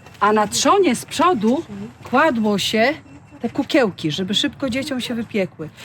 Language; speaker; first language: Polish; native; Polish